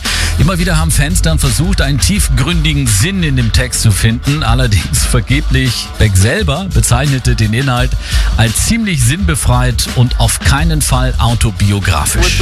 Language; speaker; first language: German; native; German